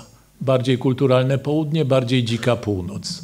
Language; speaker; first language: Polish; native; Polish